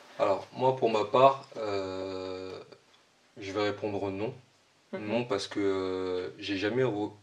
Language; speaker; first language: French; early bilingual, other home language; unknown